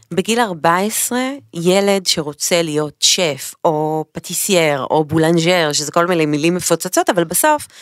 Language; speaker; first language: Hebrew; native; Hebrew